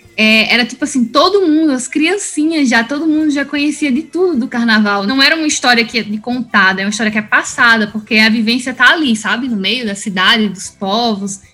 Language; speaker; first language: Portuguese; early bilingual, heritage; Spanish